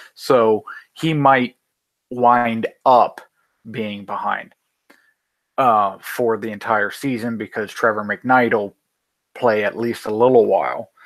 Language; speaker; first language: English; native; English